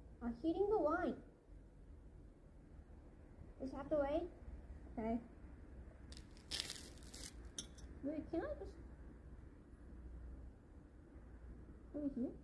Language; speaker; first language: English; non-native, fluent; Korean